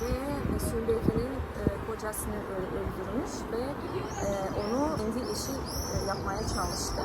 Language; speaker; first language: Turkish; non-native, fluent; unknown